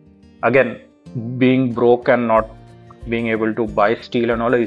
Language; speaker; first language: English; non-native, local second language; Urdu